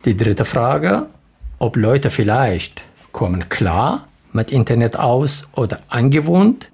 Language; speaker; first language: German; non-native, learner; Arabic